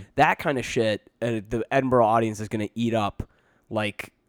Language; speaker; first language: English; native; English